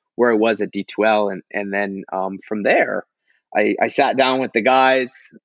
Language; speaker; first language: English; native; English